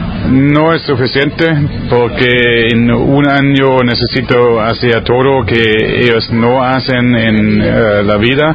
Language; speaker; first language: Spanish; non-native, learner; German